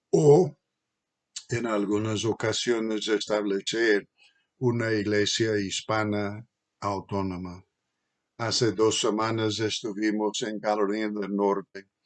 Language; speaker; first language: Spanish; non-native, fluent; English